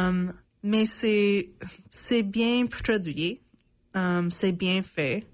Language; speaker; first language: French; non-native, local second language; English